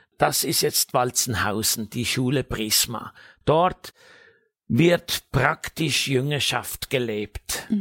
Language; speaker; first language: German; native; German